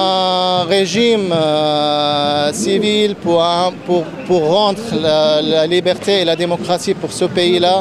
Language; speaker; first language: French; non-native, fluent; Arabic